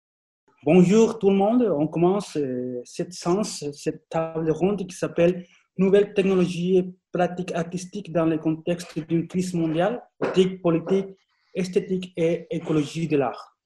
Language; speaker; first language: French; non-native, fluent; Spanish